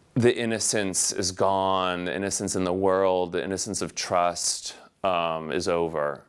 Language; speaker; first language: English; native; English